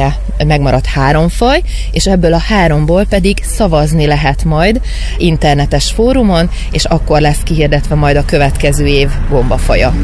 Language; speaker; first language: Hungarian; native; Hungarian